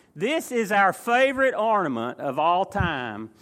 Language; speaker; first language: English; native; English